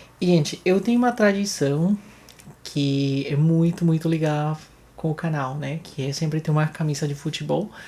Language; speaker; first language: Portuguese; non-native, fluent; Spanish